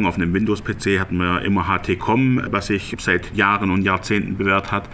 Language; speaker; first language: German; native; German